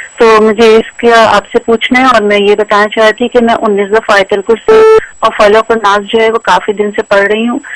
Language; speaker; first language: Urdu; native; Urdu